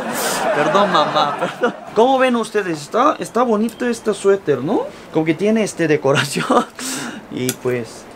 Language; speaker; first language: Spanish; non-native, fluent; Korean